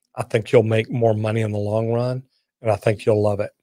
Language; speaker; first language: English; native; English